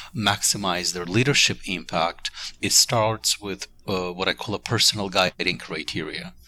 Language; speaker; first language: English; non-native, fluent; Ukrainian